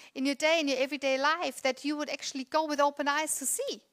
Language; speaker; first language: English; non-native, fluent; German